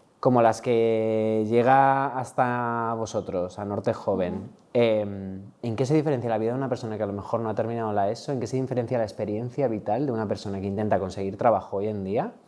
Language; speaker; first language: Spanish; native; Spanish